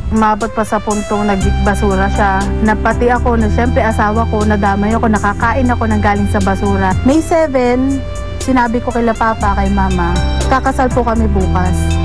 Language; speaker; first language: Filipino; native; Filipino